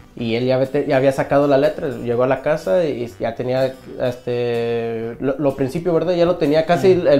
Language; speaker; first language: Spanish; early bilingual, heritage; Spanish